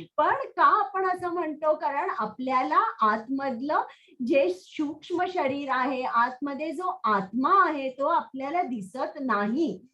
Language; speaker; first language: Marathi; native; Marathi